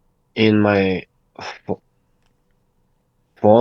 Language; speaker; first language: English; non-native, learner; Russian